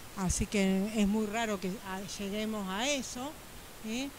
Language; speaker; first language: Spanish; native; Spanish